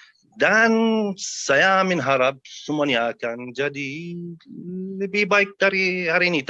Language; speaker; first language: Indonesian; non-native, fluent; Arabic